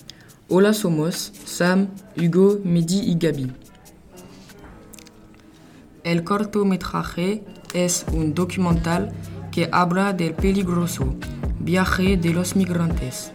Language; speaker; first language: Spanish; non-native, learner; French